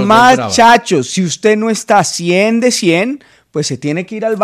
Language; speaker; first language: Spanish; native; Spanish